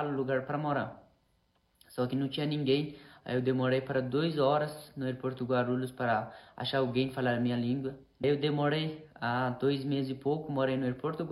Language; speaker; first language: Portuguese; non-native, learner; Persian